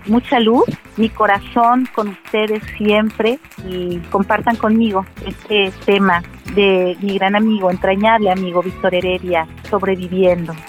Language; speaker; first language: Spanish; native; Spanish